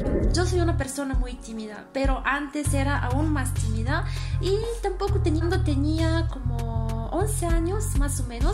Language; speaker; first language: Spanish; non-native, fluent; Bulgarian